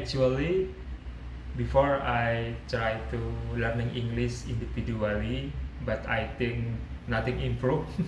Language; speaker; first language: English; non-native, learner; Indonesian